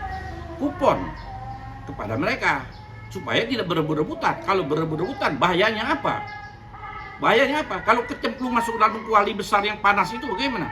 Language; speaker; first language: Indonesian; native; Indonesian